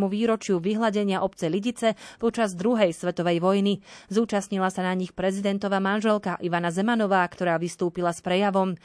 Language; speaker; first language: Slovak; native; Slovak